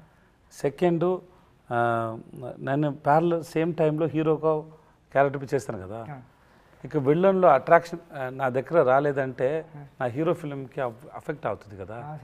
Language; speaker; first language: Telugu; non-native, learner; Tamil